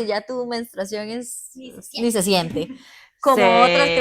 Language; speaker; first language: Spanish; native; Spanish